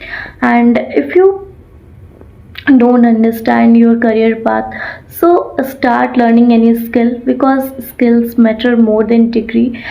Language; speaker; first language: English; non-native, learner; Odia